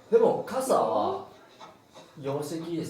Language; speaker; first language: Japanese; non-native, fluent; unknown